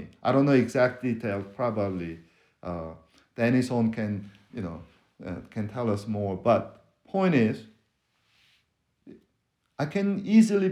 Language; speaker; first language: English; non-native, fluent; Korean